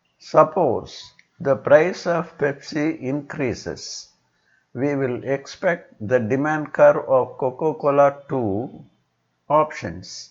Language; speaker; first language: English; non-native, local second language; Tamil